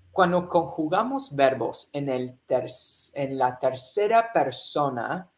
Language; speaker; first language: Spanish; non-native, fluent; English